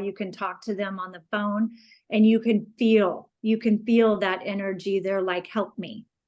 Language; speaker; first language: English; native; English